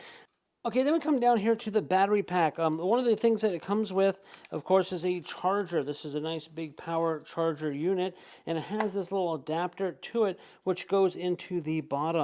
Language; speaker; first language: English; native; English